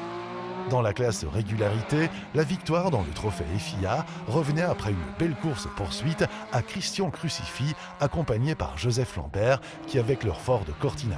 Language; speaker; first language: French; native; French